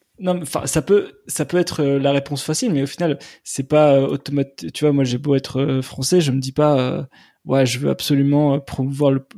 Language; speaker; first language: French; native; French